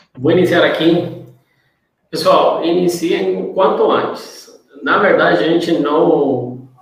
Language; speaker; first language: Portuguese; non-native, fluent; Spanish